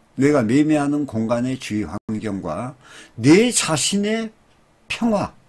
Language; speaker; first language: Korean; native; Korean